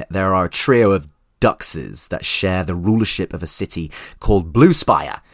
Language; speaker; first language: English; native; English